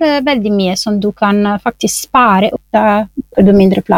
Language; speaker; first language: Norwegian; non-native, fluent; Italian